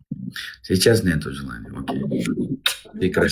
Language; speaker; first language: Russian; non-native, local second language; Uzbek